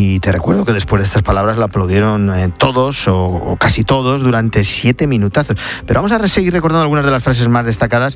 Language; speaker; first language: Spanish; native; Spanish